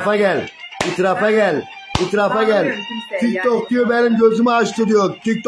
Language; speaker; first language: Turkish; native; Turkish